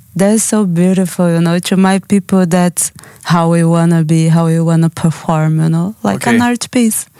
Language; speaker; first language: English; non-native, learner; Portuguese